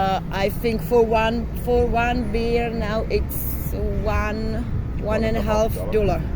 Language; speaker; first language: English; non-native, fluent; Czech